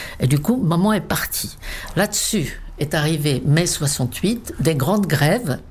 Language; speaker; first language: French; non-native, fluent; Czech